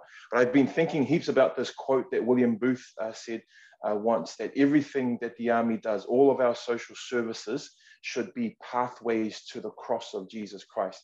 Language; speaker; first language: English; native; English